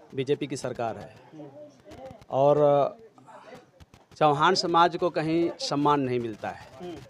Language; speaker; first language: Hindi; native; Hindi